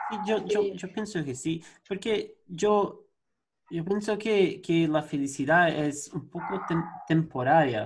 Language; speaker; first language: Spanish; non-native, learner; Portuguese